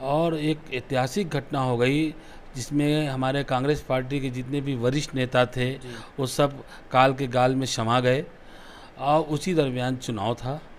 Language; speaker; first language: Hindi; native; Hindi